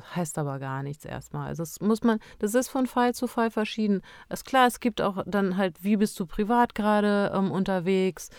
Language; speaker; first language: German; early bilingual, other home language; Romanian